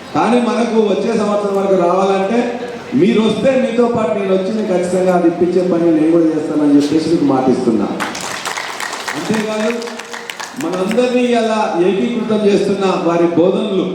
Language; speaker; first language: Telugu; native; Telugu